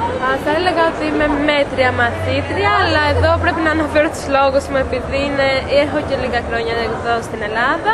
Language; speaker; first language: Greek; non-native, fluent; Albanian